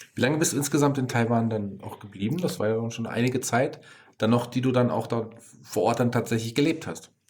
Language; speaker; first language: German; native; German